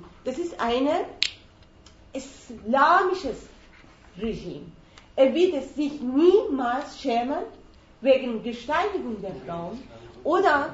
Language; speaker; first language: German; non-native, fluent; Persian